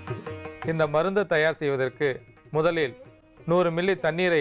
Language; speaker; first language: Tamil; native; Tamil